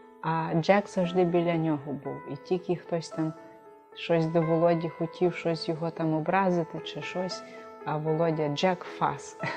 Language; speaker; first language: Ukrainian; native; Ukrainian